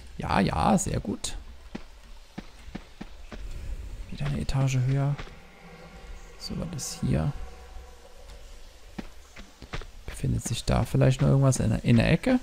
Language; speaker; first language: German; native; German